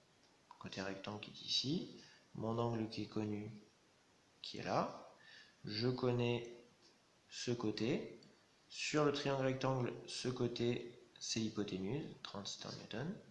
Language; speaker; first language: French; native; French